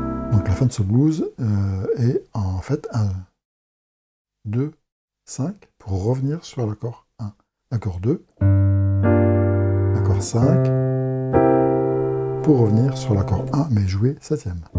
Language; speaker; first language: French; native; French